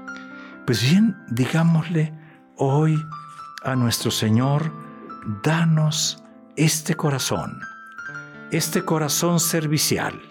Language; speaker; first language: Spanish; native; Spanish